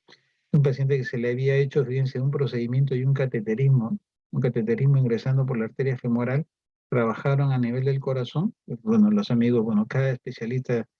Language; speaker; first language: Spanish; native; Spanish